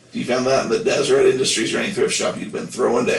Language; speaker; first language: English; native; English